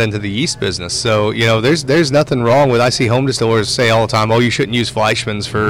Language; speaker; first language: English; native; English